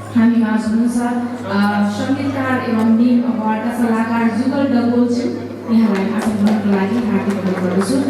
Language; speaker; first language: Nepali; native; Nepali